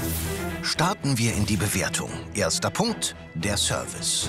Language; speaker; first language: German; native; German